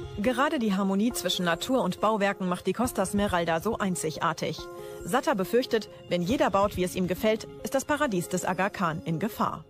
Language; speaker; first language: German; native; German